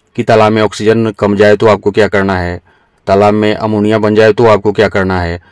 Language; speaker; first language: Hindi; native; Hindi